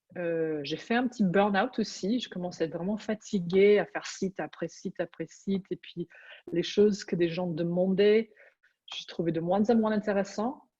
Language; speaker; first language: French; non-native, fluent; English